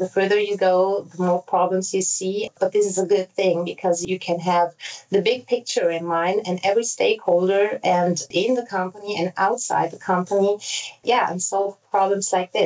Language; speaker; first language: English; non-native, fluent; Italian